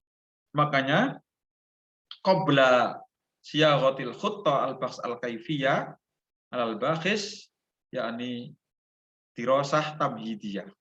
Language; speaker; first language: Arabic; non-native, fluent; Indonesian